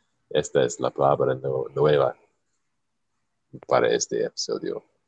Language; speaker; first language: Spanish; non-native, learner; English